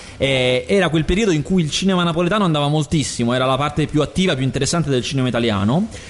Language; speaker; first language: Italian; native; Italian